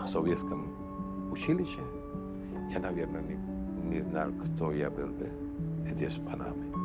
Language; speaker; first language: Russian; non-native, learner; Spanish